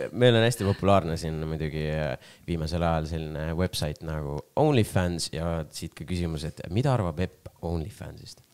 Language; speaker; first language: Estonian; non-native, local second language; Russian